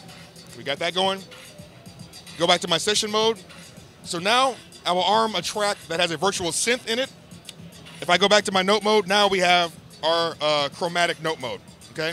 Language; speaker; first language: English; native; English